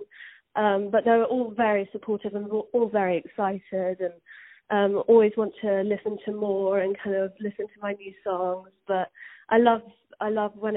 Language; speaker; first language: English; native; English